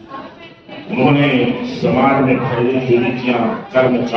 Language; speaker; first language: Hindi; native; Hindi